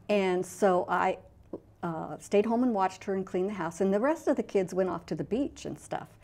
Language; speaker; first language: English; native; English